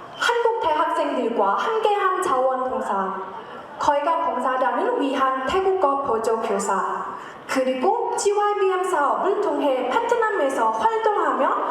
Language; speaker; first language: Korean; non-native, fluent; Thai